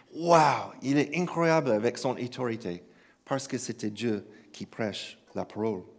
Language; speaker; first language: French; non-native, fluent; English